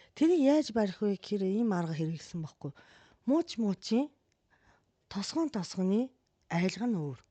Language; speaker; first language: Mongolian; non-native, fluent; Japanese